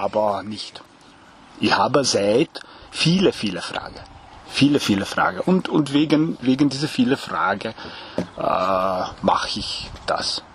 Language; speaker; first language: German; non-native, learner; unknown